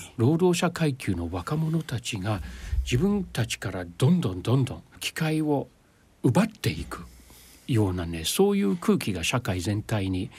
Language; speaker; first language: Japanese; non-native, fluent; English